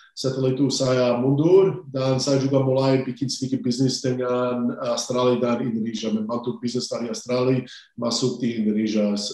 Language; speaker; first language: Indonesian; non-native, fluent; English